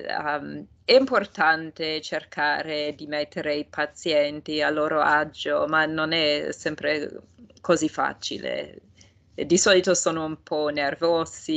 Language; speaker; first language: Italian; non-native, fluent; English